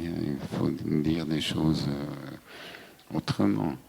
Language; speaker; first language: French; non-native, local second language; German